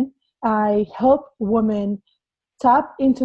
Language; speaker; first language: English; non-native, fluent; Spanish